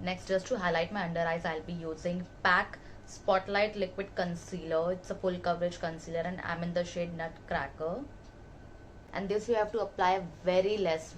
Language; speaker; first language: English; non-native, local second language; Hindi